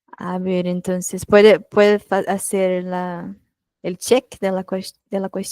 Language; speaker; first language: Spanish; non-native, fluent; Portuguese